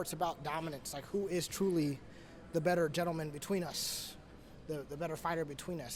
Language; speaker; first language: English; native; English